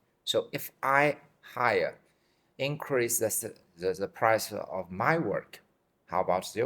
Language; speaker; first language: English; non-native, fluent; Chinese